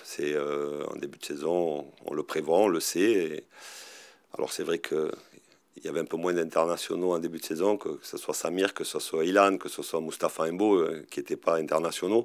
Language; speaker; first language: French; native; French